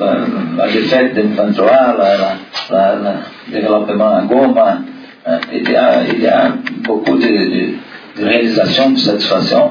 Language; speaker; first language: French; non-native, learner; Portuguese